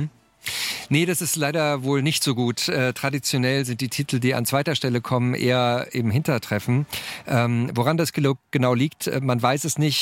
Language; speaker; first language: German; native; German